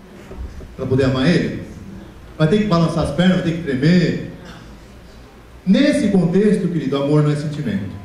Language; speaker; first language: Portuguese; native; Portuguese